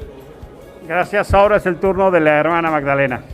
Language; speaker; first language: Spanish; native; Spanish